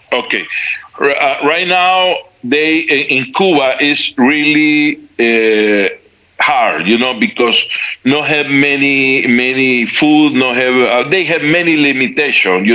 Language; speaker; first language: English; non-native, learner; Spanish